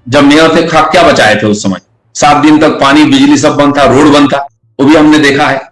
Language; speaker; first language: Hindi; non-native, local second language; Bangla